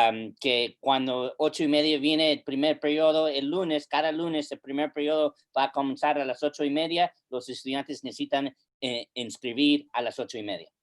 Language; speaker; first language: Spanish; early bilingual, heritage; English